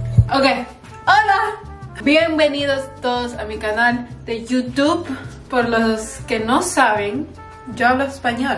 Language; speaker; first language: Spanish; early bilingual, heritage; Spanish